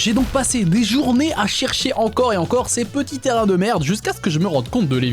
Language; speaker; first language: French; native; French